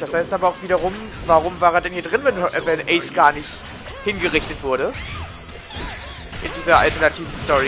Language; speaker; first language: German; native; German